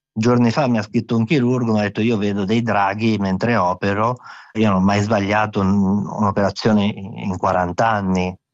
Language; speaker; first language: Italian; non-native, local second language; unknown